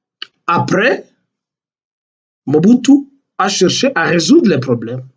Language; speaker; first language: French; non-native, local second language; Lingala